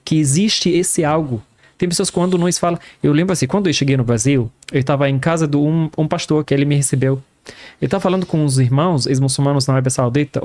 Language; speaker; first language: Portuguese; non-native, fluent; Arabic